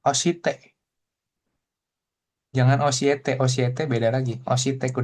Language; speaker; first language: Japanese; non-native, fluent; Indonesian